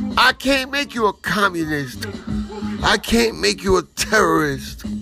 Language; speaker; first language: English; non-native, fluent; Spanish